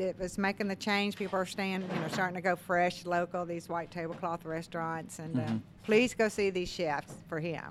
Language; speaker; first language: English; native; English